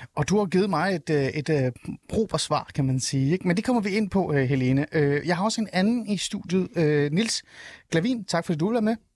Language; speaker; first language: Danish; early bilingual, other home language; Somali